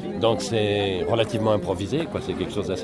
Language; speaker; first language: French; native; French